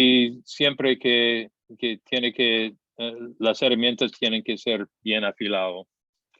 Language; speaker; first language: Spanish; non-native, fluent; English